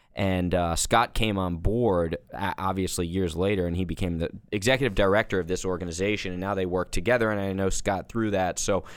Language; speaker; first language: English; native; English